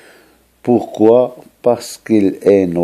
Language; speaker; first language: French; non-native, local second language; Arabic